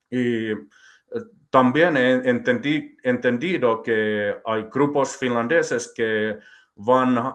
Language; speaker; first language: Spanish; non-native, fluent; Finnish